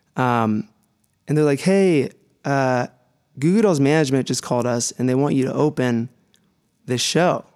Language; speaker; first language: English; native; English